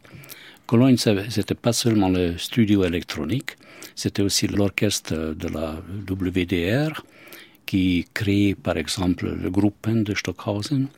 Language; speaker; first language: French; non-native, fluent; Hungarian